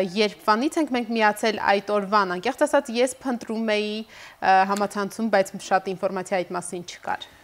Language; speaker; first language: Armenian; native; Armenian